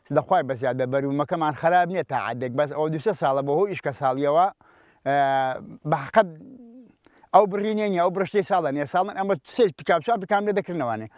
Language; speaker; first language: Central Kurdish; native; Central Kurdish